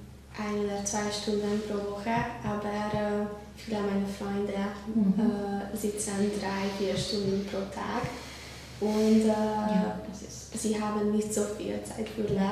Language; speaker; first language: German; non-native, learner; Hungarian